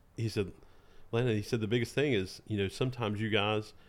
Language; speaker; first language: English; native; English